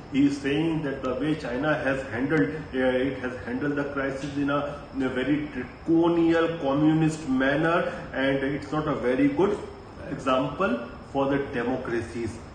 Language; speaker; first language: English; non-native, local second language; Hindi